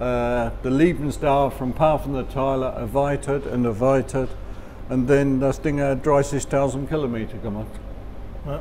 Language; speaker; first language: German; non-native, fluent; English